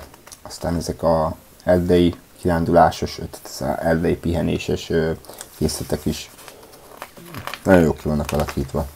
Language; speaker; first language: Hungarian; native; Hungarian